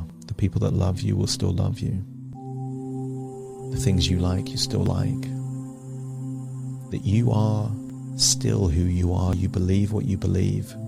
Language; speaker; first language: English; native; English